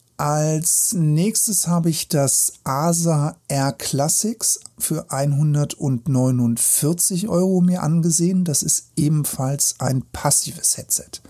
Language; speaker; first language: German; native; German